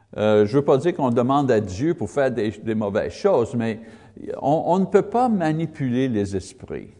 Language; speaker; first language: French; non-native, learner; English